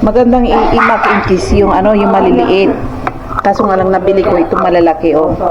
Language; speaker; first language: Filipino; native; Filipino